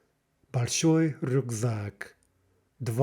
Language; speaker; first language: Russian; non-native, fluent; English